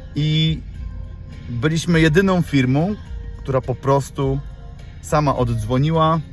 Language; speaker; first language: Polish; native; Polish